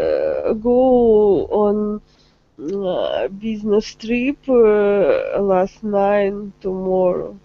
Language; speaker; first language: English; non-native, learner; Russian